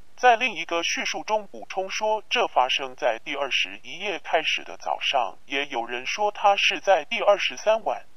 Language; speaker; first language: Chinese; non-native, local second language; Cantonese